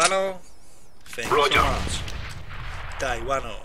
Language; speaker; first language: English; non-native, learner; Polish